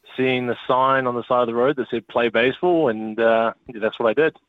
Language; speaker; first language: English; native; English